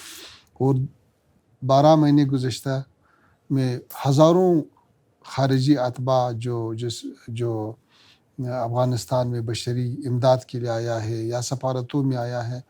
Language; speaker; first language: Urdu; non-native, learner; Pashto